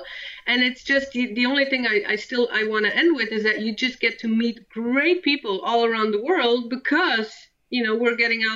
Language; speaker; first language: English; non-native, fluent; Dutch